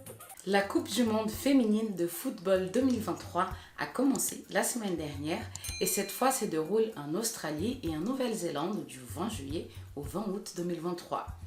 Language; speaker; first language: French; non-native, fluent; Portuguese